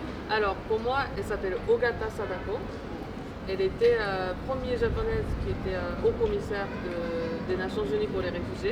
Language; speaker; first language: French; non-native, fluent; Japanese